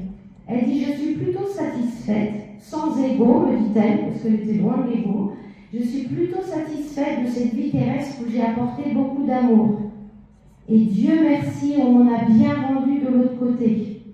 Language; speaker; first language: French; native; French